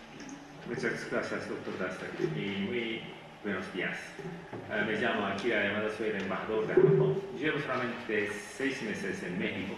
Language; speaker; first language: Spanish; non-native, fluent; Japanese